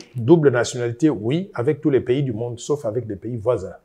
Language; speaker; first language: French; non-native, local second language; Luba-Lulua